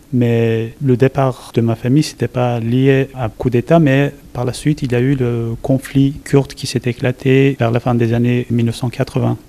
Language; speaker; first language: French; non-native, fluent; Kurdish